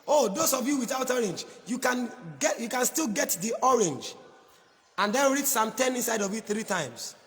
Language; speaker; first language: English; non-native, local second language; Yoruba